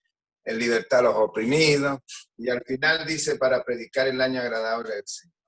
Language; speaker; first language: Spanish; native; Spanish